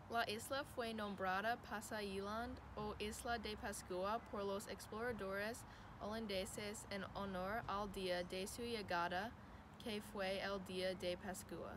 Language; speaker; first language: Spanish; non-native, learner; English